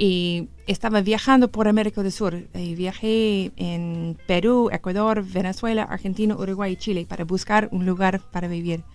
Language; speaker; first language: Spanish; non-native, learner; English